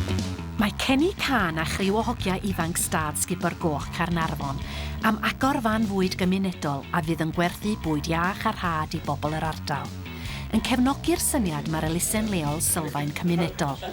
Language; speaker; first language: Welsh; native; Welsh